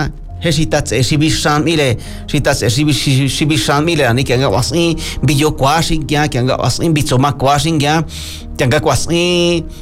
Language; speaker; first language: Spanish; non-native, local second language; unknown